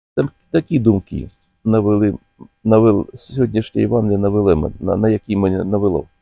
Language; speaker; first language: Ukrainian; native; Ukrainian